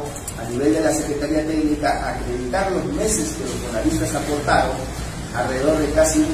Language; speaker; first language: Spanish; native; Spanish